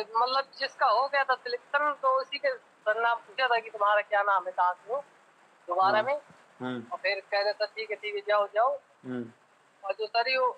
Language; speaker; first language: Hindi; native; Hindi